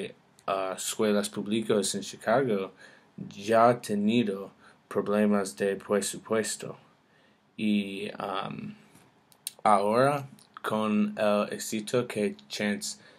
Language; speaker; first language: Spanish; non-native, learner; English